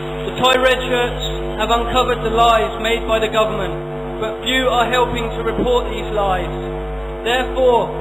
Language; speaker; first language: English; native; English